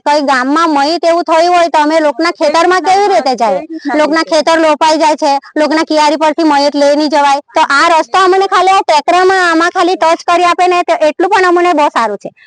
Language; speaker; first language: Gujarati; native; Gujarati